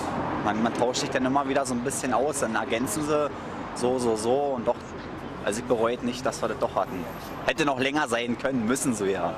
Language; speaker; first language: German; native; German